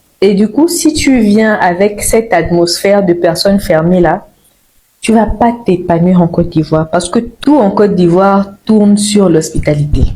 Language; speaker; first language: French; native; French